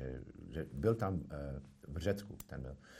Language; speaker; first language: Czech; non-native, fluent; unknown